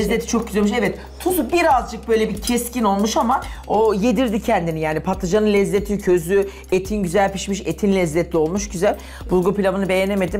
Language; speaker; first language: Turkish; native; Turkish